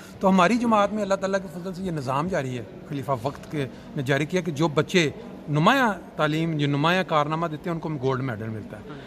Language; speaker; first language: Urdu; non-native, local second language; Punjabi